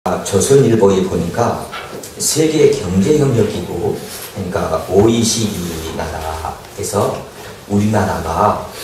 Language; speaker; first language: Korean; native; Korean